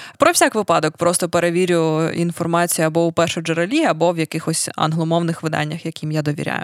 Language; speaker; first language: Ukrainian; native; Ukrainian